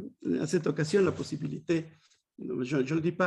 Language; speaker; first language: French; non-native, fluent; Spanish